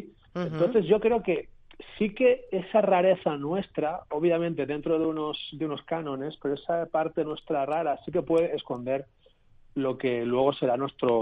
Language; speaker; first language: Spanish; native; Spanish